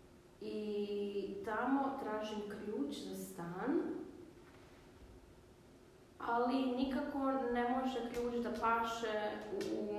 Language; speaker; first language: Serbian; early bilingual, heritage; Serbian